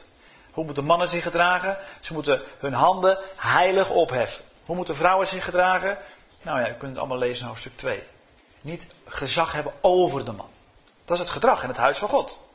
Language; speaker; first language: Dutch; native; Dutch